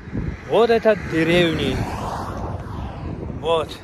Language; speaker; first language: Russian; non-native, learner; Tajik